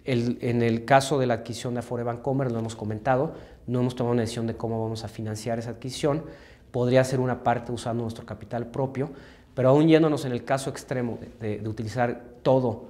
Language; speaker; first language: Spanish; native; Spanish